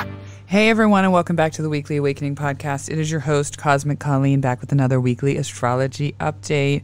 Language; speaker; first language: English; native; English